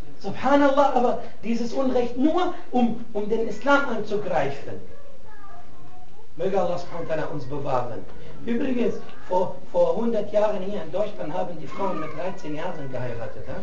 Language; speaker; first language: German; non-native, fluent; Arabic